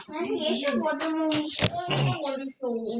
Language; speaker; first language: Chinese; early bilingual, heritage; Chinese